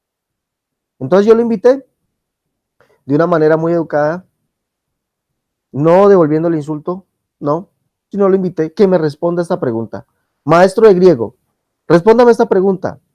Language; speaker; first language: Spanish; native; Spanish